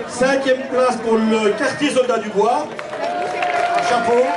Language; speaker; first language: French; native; French